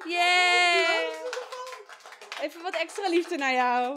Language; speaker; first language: Dutch; native; Dutch